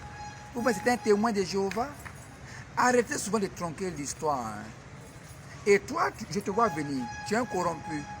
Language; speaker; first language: French; native; French